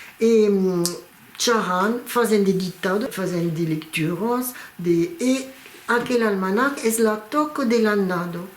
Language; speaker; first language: Occitan; non-native, local second language; French